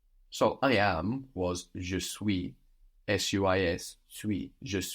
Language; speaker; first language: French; non-native, fluent; English